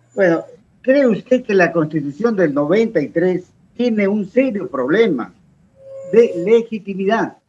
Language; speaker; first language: Spanish; native; Spanish